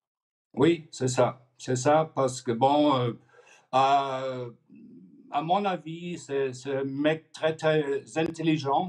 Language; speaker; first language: French; non-native, fluent; German